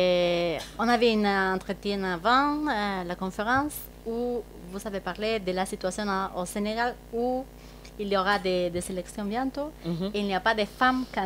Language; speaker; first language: French; non-native, fluent; Spanish